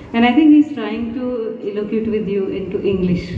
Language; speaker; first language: English; non-native, local second language; Marathi